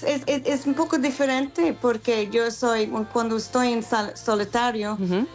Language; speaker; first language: Spanish; non-native, fluent; English